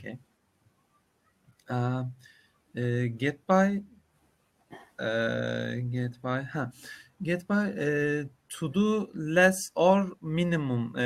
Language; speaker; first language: English; non-native, learner; Turkish